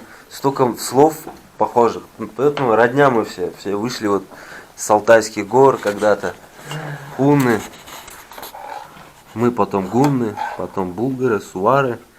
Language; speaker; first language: Russian; native; Russian